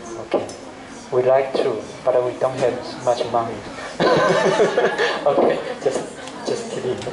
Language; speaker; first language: English; non-native, learner; Chinese